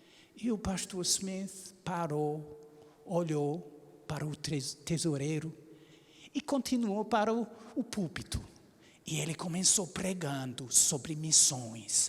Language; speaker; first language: Portuguese; non-native, fluent; English